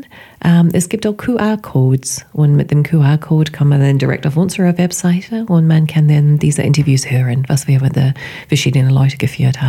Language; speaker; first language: German; non-native, fluent; English